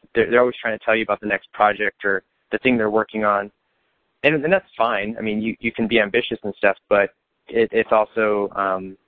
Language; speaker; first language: English; native; English